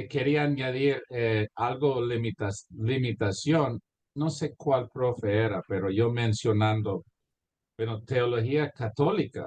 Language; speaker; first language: Spanish; early bilingual, heritage; Spanish